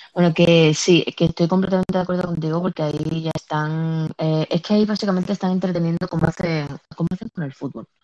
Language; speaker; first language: Spanish; native; Spanish